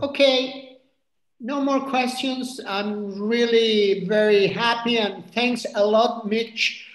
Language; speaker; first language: English; non-native, fluent; Spanish